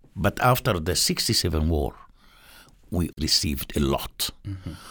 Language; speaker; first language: English; non-native, fluent; Arabic